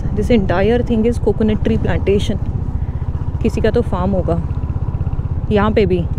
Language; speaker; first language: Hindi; non-native, local second language; Marathi